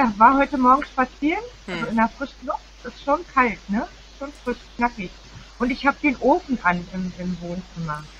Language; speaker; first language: German; native; German